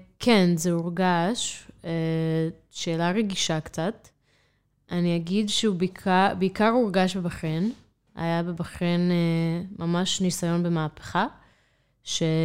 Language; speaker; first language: Hebrew; non-native, fluent; English